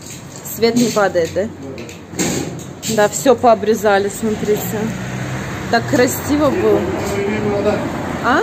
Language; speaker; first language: Russian; native; Russian